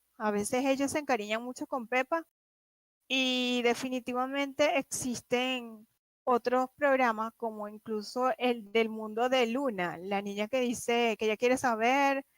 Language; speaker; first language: Spanish; native; Spanish